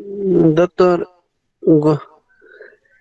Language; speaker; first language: Italian; non-native, learner; Bangla